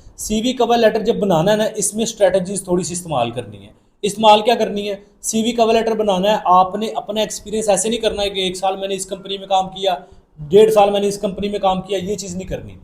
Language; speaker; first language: Urdu; non-native, local second language; Punjabi